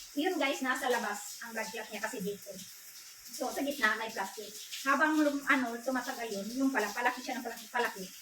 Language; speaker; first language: Filipino; non-native, local second language; Cebuano